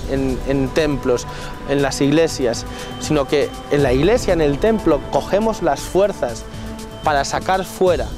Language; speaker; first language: Spanish; native; Spanish